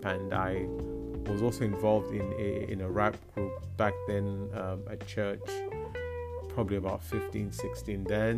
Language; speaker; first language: English; non-native, local second language; Shona